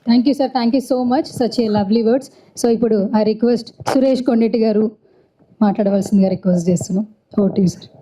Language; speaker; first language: Telugu; native; Telugu